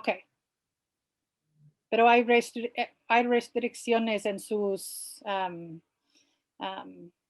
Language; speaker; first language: Spanish; non-native, fluent; English